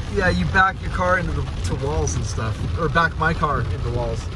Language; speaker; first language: English; native; English